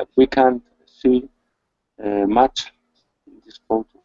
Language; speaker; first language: English; non-native, learner; Spanish